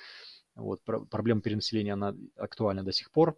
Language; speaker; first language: Russian; native; Russian